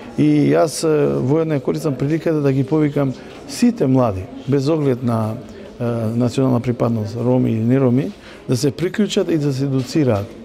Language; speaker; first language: Macedonian; non-native, local second language; Romany